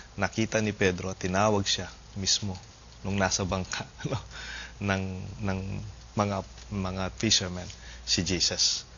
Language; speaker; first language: Filipino; native; Filipino